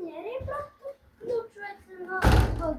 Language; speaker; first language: Bulgarian; non-native, local second language; Turkish